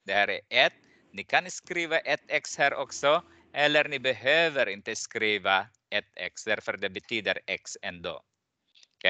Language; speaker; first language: Swedish; non-native, fluent; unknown